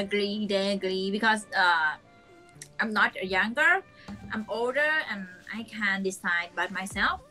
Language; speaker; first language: English; non-native, learner; Thai